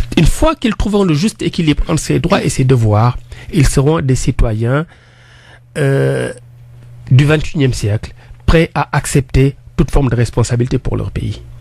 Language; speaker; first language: French; non-native, local second language; Wolof